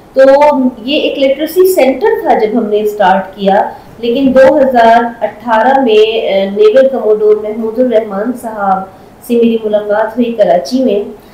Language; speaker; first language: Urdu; non-native, local second language; Sindhi